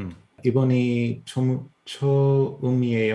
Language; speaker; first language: Korean; non-native, learner; English